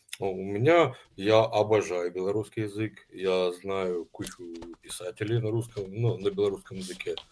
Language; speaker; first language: Russian; native; Russian